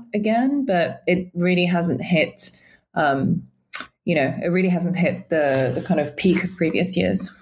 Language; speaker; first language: English; native; English